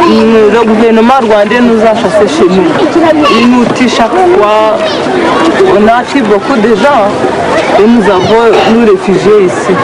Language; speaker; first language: French; non-native, local second language; Kinyarwanda